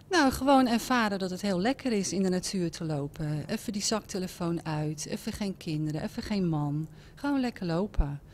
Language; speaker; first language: Dutch; native; Dutch